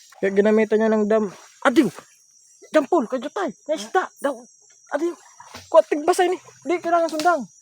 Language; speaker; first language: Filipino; non-native, local second language; Masbatenyo